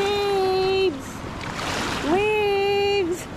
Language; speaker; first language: English; non-native, local second language; Filipino